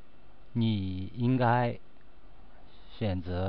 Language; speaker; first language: Chinese; non-native, learner; Japanese